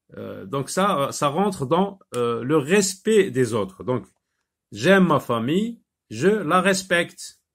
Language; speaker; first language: French; non-native, local second language; Arabic